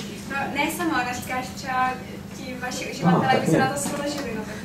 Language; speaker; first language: Czech; native; Czech